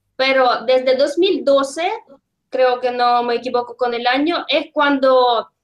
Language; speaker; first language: Spanish; non-native, fluent; Russian